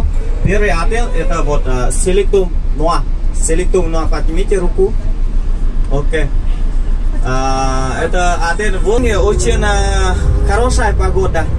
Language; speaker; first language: Russian; non-native, learner; Vietnamese